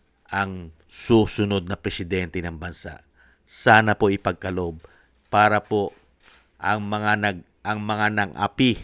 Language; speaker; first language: Filipino; native; Filipino